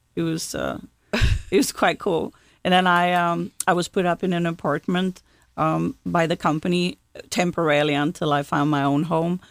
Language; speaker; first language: English; non-native, fluent; Swedish